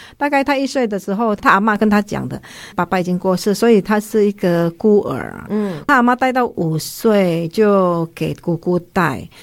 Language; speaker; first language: Chinese; non-native, fluent; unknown